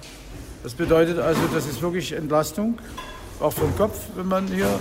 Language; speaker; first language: German; native; German